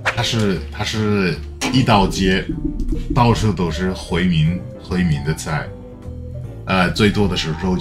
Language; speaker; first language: Chinese; non-native, fluent; English